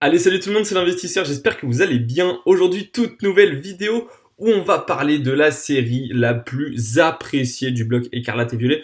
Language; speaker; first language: French; native; French